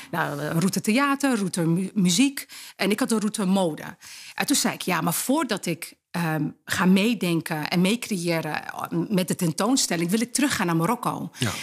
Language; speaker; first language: Dutch; early bilingual, other home language; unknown